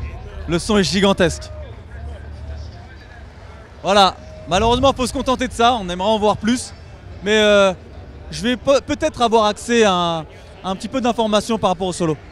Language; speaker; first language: French; native; French